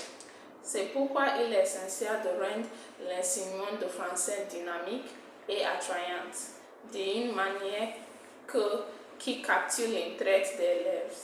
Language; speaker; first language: French; non-native, fluent; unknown